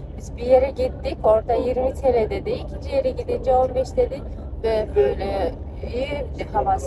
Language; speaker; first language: Turkish; non-native, fluent; Kyrgyz